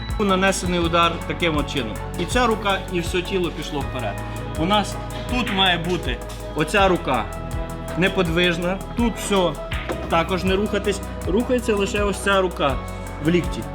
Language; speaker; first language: Ukrainian; native; Ukrainian